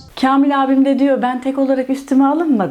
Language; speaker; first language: Turkish; native; Turkish